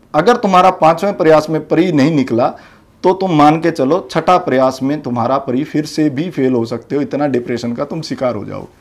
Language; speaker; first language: Hindi; native; Hindi